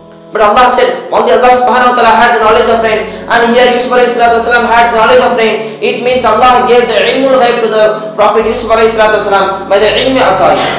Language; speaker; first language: English; non-native, local second language; Tamil